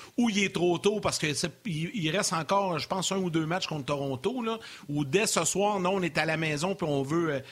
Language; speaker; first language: French; native; French